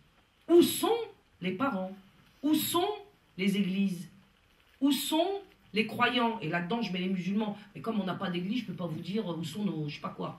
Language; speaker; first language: French; native; French